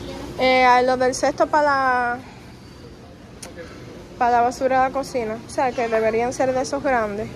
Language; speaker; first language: Spanish; native; Spanish